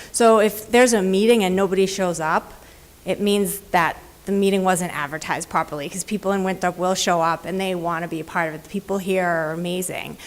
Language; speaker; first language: English; native; English